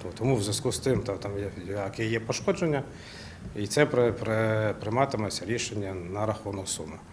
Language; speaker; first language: Ukrainian; non-native, local second language; Russian